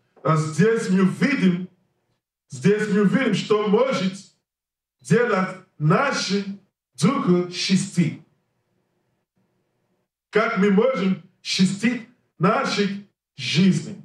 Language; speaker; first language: Russian; non-native, learner; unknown